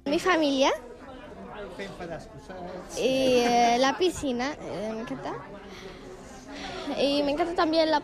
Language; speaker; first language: Catalan; non-native, learner; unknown